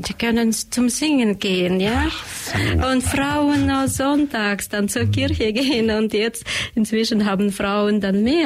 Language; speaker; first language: German; non-native, learner; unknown